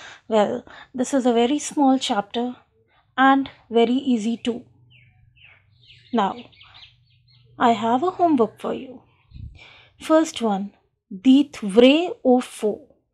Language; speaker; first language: English; non-native, local second language; Hindi